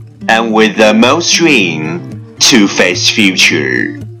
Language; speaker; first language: English; non-native, fluent; Chinese